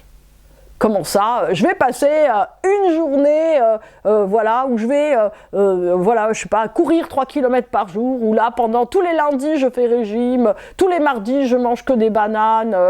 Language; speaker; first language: French; native; French